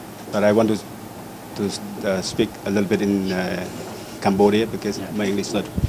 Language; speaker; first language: English; non-native, learner; Khmer